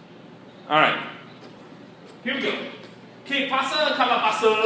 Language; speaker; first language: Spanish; non-native, fluent; English